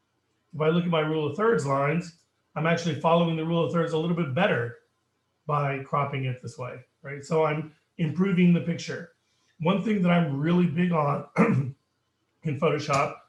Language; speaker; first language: English; native; English